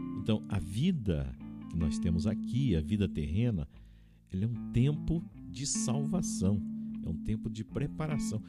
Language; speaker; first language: Portuguese; native; Portuguese